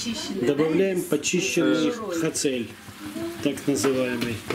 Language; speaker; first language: Russian; native; Russian